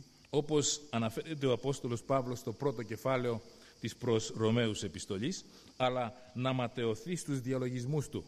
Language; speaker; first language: Greek; native; Greek